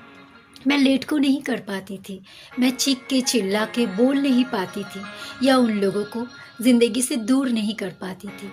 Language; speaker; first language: Hindi; non-native, local second language; Bangla